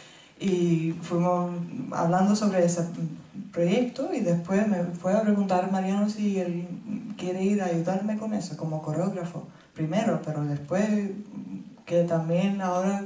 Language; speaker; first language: Spanish; non-native, fluent; Finnish